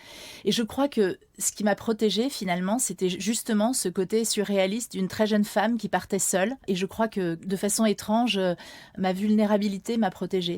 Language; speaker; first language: French; native; French